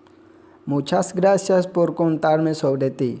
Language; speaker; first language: Spanish; non-native, learner; Urdu